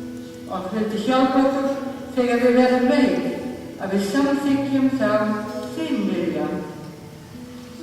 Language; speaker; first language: Icelandic; non-native, learner; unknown